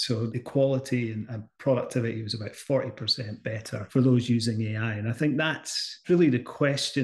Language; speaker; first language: English; native; English